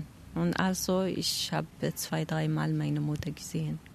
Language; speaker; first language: German; non-native, learner; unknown